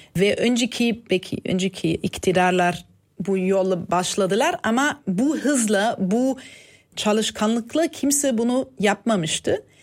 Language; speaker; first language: Turkish; non-native, fluent; German